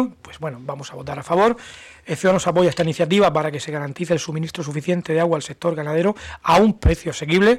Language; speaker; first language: Spanish; native; Spanish